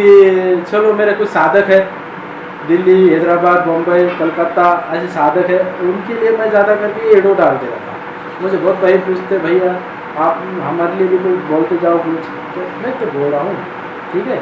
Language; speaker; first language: Hindi; non-native, local second language; Marathi